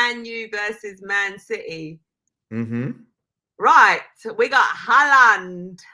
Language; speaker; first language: English; native; English